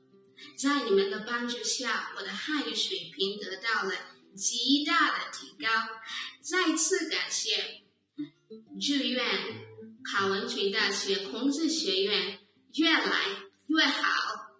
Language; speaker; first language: Chinese; non-native, learner; English